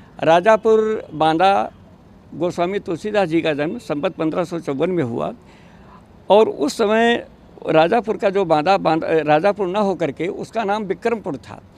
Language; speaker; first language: Hindi; native; Hindi